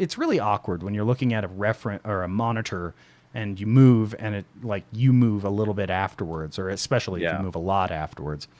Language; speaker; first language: English; native; English